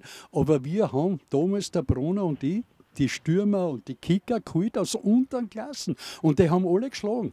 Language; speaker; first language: German; native; German